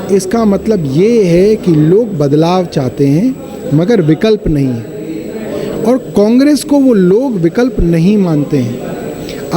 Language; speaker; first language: Hindi; native; Hindi